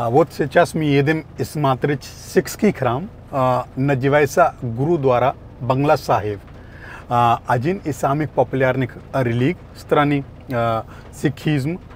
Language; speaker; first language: Russian; non-native, fluent; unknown